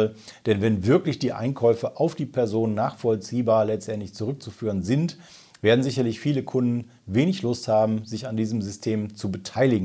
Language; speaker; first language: German; native; German